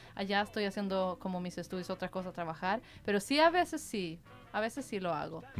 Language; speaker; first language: Spanish; non-native, fluent; Swedish